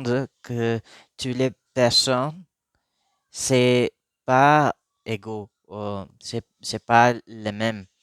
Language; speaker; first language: French; non-native, learner; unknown